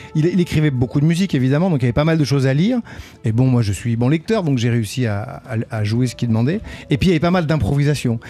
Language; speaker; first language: French; native; French